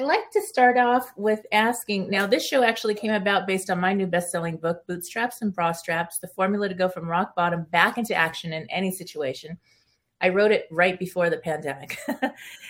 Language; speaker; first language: English; early bilingual, other home language; Spanish